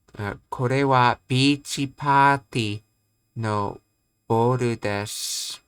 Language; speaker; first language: Japanese; non-native, learner; English